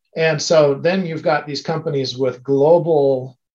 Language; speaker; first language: English; native; English